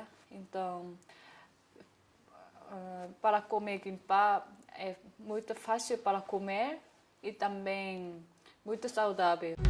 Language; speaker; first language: Portuguese; non-native, learner; Korean